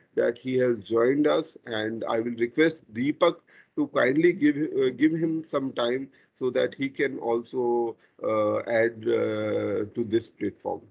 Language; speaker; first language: English; non-native, local second language; Hindi